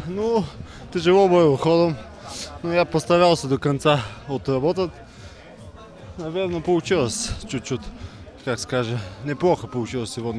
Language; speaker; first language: Russian; non-native, learner; Bulgarian